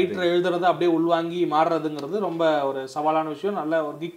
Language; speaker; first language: Tamil; native; Tamil